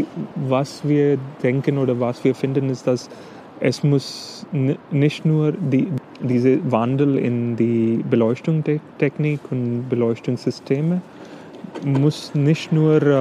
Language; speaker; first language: German; non-native, fluent; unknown